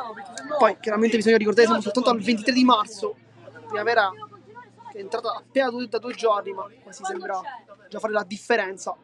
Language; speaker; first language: Italian; native; Italian